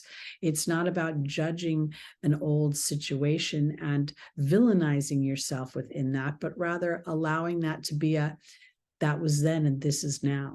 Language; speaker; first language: English; native; English